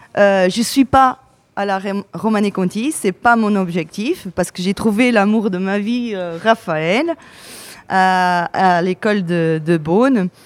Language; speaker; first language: French; non-native, fluent; Portuguese